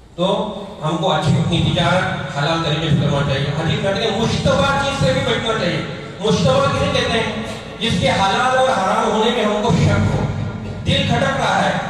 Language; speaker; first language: Urdu; non-native, local second language; Konkani